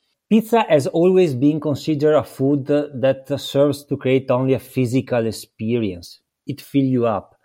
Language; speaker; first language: English; non-native, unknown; Italian